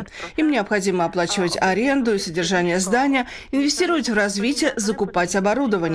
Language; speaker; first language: Russian; native; Russian